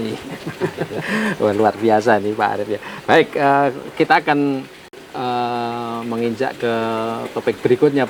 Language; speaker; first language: Indonesian; native; Indonesian